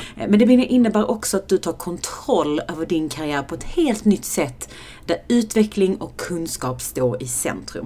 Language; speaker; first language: Swedish; native; Swedish